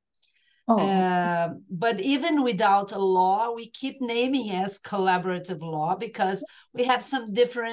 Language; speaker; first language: English; non-native, fluent; Portuguese